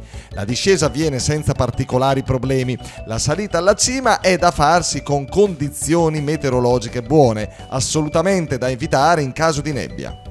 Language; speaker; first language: Italian; native; Italian